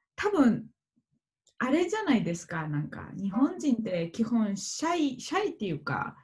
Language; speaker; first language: Japanese; non-native, fluent; Georgian